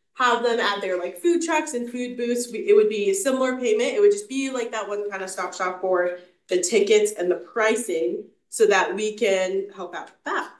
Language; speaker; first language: English; native; English